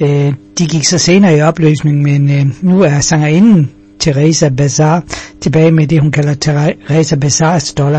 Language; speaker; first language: Danish; native; Danish